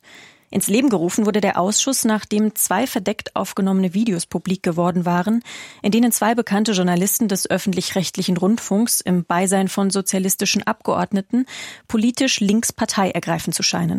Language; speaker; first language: German; native; German